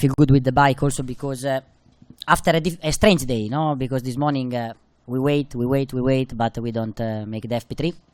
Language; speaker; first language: English; non-native, fluent; Italian